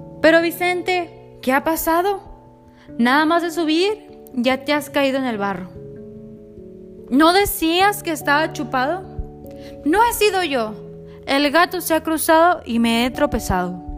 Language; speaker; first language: Spanish; native; Spanish